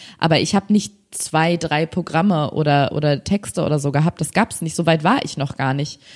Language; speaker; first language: German; native; German